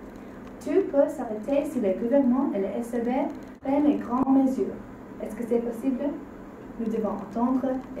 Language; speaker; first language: French; non-native, learner; English